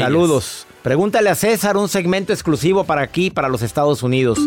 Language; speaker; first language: Spanish; native; Spanish